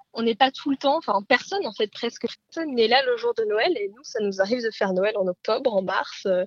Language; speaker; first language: French; native; French